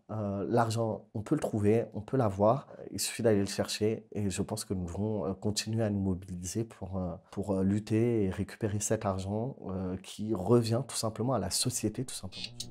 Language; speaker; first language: French; native; French